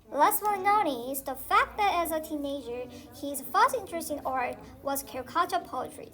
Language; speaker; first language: English; non-native, fluent; Korean